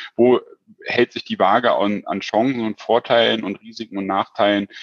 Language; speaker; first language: German; native; German